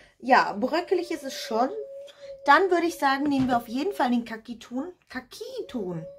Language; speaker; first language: German; non-native, fluent; Russian